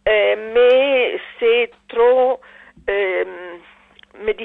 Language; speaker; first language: French; non-native, learner; Italian